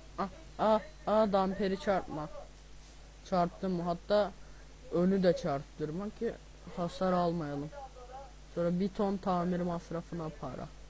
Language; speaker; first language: Turkish; native; Turkish